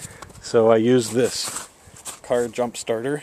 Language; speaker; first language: English; native; English